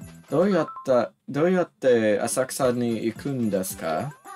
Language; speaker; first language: Japanese; non-native, learner; English